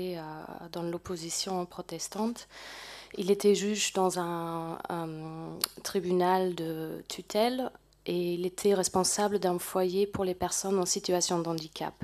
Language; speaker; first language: French; non-native, fluent; German